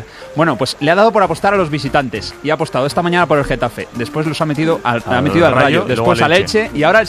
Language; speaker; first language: Spanish; native; Spanish